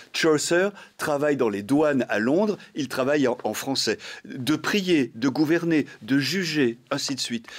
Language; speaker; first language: French; native; French